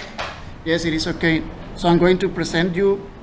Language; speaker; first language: English; non-native, learner; Spanish